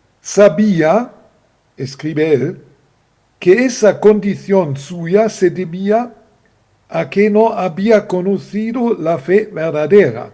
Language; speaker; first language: Spanish; non-native, fluent; German